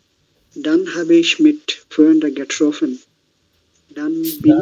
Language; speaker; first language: German; non-native, learner; Bangla